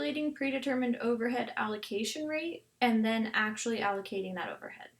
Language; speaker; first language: English; native; English